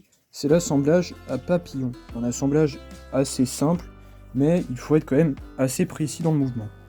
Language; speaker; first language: French; native; French